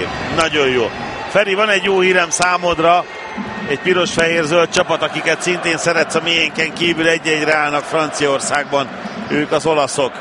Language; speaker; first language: Hungarian; native; Hungarian